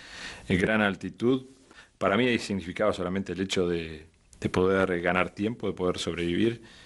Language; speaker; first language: Spanish; native; Spanish